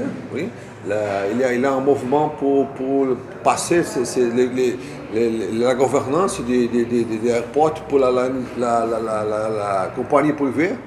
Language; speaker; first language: French; non-native, fluent; Portuguese